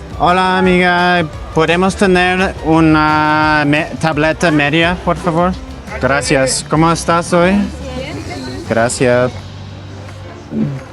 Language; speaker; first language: Spanish; non-native, learner; English